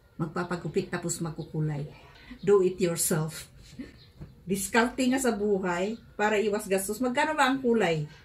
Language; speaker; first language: Filipino; non-native, local second language; Iloko